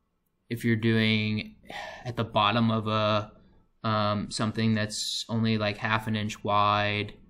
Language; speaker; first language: English; native; English